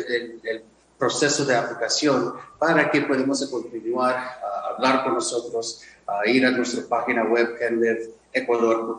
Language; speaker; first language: Spanish; non-native, fluent; English